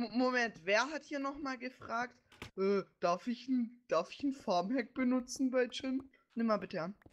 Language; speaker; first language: German; native; German